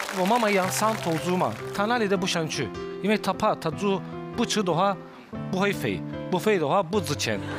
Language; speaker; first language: Chinese; non-native, fluent; Turkish